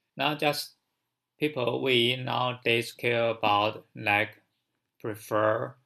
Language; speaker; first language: English; non-native, learner; Chinese